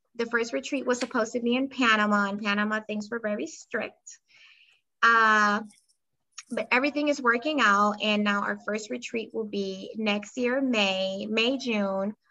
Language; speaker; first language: English; non-native, fluent; Spanish